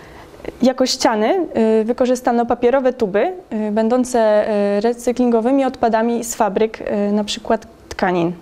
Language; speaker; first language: Polish; native; Polish